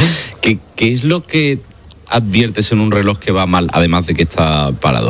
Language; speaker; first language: Spanish; native; Spanish